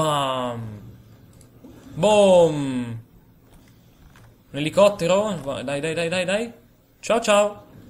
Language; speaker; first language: Italian; native; Italian